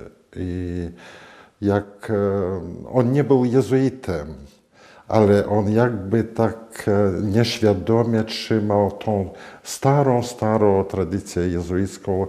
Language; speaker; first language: Polish; non-native, fluent; Latvian